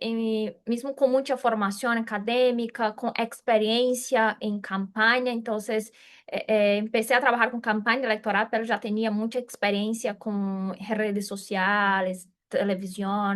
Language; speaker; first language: Spanish; non-native, fluent; Portuguese